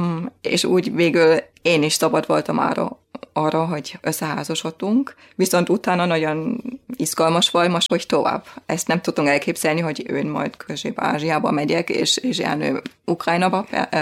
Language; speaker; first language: Hungarian; non-native, fluent; German